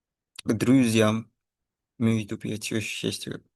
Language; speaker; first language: Russian; non-native, learner; Indonesian